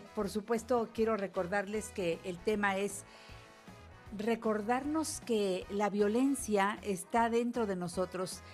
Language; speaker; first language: Spanish; native; Spanish